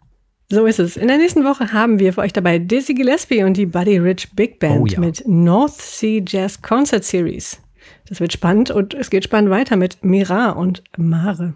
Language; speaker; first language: German; native; German